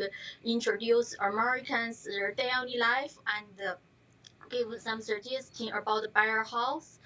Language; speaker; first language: English; non-native, learner; Chinese